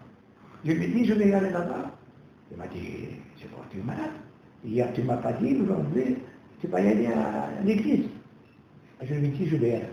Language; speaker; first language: French; non-native, local second language; Kabyle